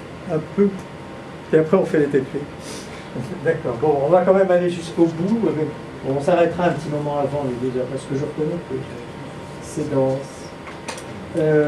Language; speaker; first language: French; native; French